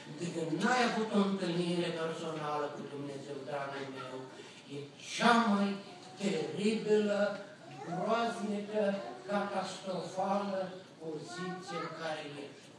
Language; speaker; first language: Romanian; native; Romanian